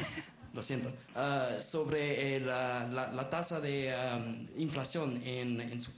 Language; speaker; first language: Spanish; non-native, learner; English